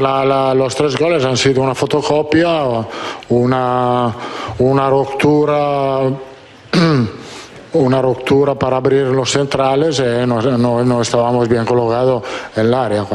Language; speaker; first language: Spanish; non-native, fluent; Italian